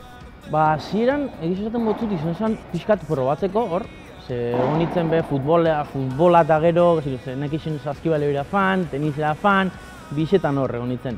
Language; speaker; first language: Basque; native; Basque